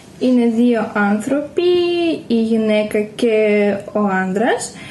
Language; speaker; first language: Greek; non-native, learner; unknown